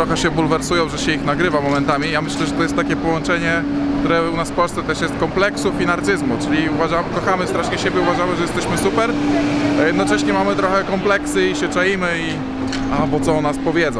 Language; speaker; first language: Polish; native; Polish